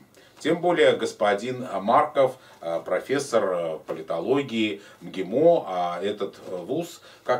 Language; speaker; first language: Russian; native; Russian